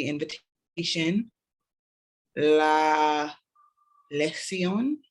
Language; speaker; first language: Spanish; non-native, learner; English